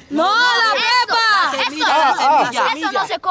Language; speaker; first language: Spanish; native; Spanish